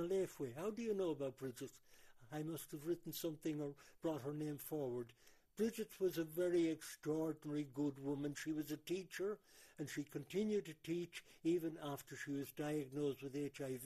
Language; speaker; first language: English; native; English